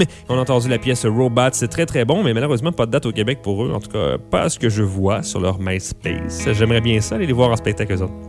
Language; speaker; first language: French; native; French